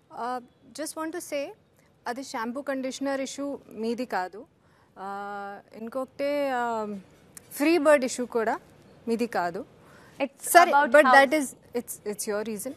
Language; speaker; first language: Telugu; non-native, learner; Hindi